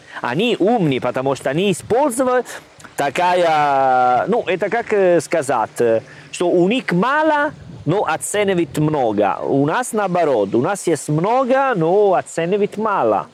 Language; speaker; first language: Russian; non-native, learner; Italian